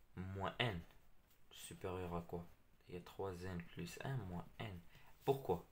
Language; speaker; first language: French; non-native, local second language; Arabic